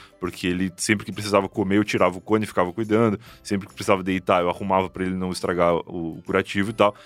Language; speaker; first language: Portuguese; native; Portuguese